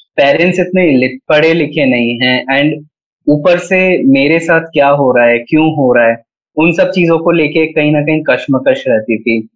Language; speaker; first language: Hindi; native; Hindi